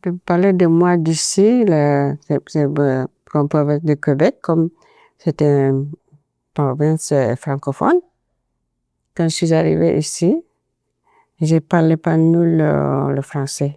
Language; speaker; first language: French; non-native, fluent; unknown